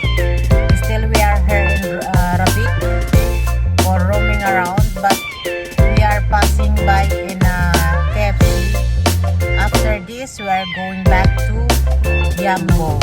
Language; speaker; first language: English; non-native, learner; Filipino